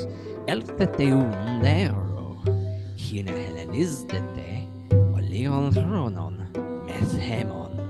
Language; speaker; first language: Greek; non-native, learner; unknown